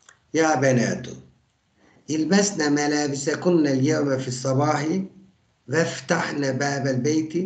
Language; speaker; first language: Arabic; non-native, fluent; Turkish